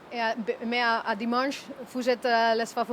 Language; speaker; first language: French; non-native, learner; Dutch